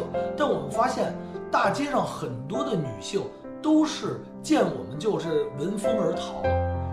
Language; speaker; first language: Chinese; native; Chinese